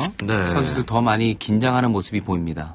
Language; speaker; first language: Korean; native; Korean